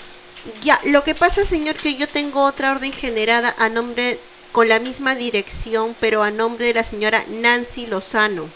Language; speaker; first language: Spanish; native; Spanish